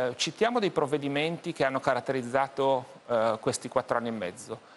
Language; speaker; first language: Italian; native; Italian